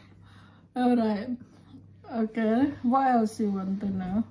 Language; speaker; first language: English; non-native, fluent; Indonesian